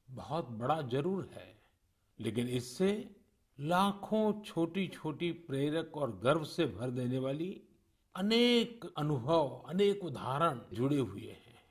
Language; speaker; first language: Hindi; non-native, local second language; Gujarati